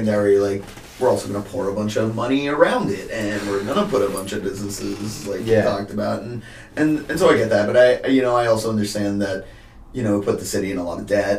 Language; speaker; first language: English; native; English